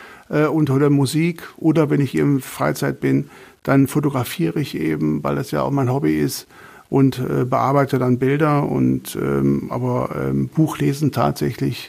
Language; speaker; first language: German; native; German